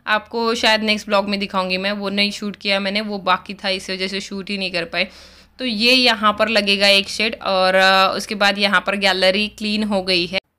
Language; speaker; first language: Hindi; native; Hindi